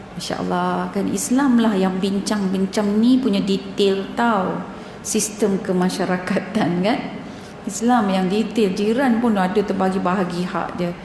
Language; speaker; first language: Malay; native; Malay